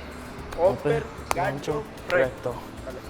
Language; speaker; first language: Spanish; native; Spanish